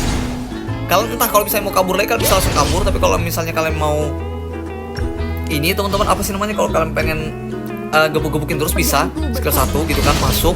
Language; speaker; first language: Indonesian; native; Indonesian